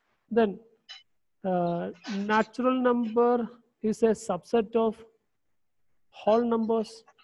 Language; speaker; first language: English; non-native, local second language; Malayalam